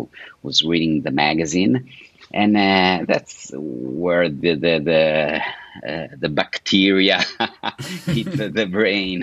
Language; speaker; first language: English; non-native, fluent; Italian